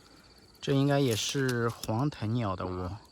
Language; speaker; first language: Chinese; native; Chinese